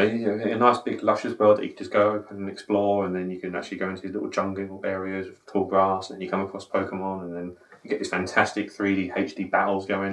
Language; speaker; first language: English; native; English